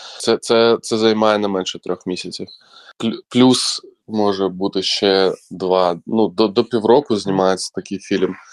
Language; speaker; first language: Ukrainian; non-native, local second language; Crimean Tatar